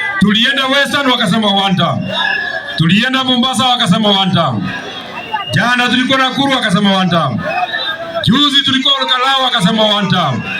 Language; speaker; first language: Swahili; non-native, local second language; Kikuyu